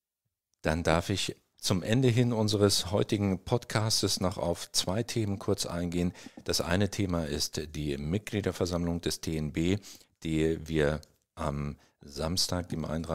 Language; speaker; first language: German; native; German